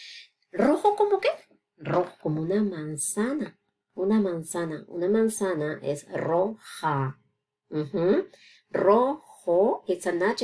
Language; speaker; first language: Spanish; non-native, fluent; English